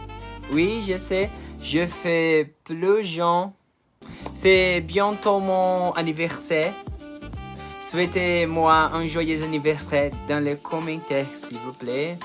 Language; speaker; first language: French; non-native, learner; Portuguese